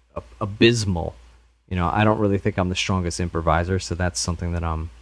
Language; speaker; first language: English; native; English